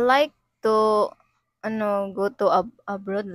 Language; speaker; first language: English; non-native, learner; Cebuano